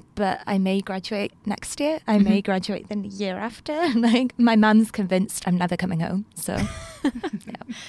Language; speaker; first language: English; non-native, local second language; Welsh